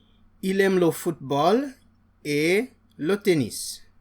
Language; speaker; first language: French; non-native, fluent; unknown